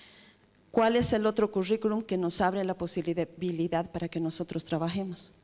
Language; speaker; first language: Spanish; native; Spanish